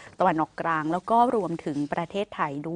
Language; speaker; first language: Thai; native; Thai